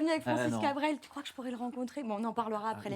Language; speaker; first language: French; native; French